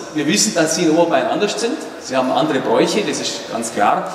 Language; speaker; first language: German; native; German